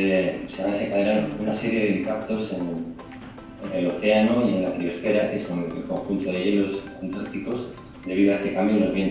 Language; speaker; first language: Spanish; native; Spanish